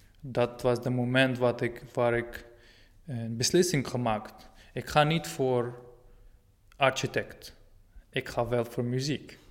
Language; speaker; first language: Dutch; non-native, fluent; Arabic